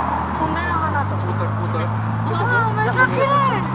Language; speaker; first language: Japanese; non-native, learner; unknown